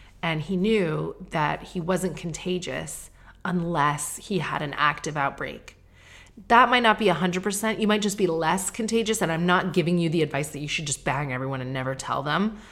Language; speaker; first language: English; native; English